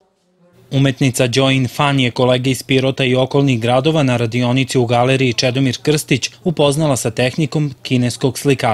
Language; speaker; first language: Serbian; native; Serbian